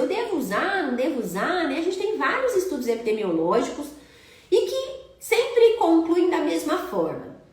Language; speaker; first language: Portuguese; native; Portuguese